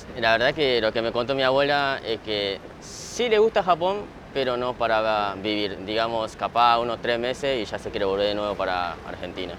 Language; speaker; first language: Spanish; early bilingual, other home language; Japanese